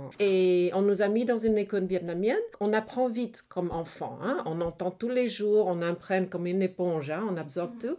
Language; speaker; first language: French; early bilingual, other home language; Hmong